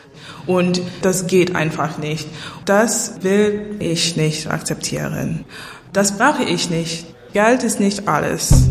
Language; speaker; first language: German; non-native, learner; English